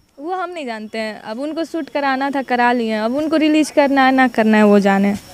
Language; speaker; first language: Hindi; non-native, local second language; Nepali